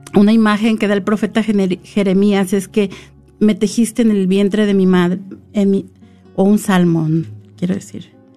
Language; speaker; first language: Spanish; native; Spanish